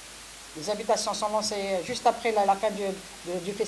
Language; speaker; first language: French; non-native, local second language; Arabic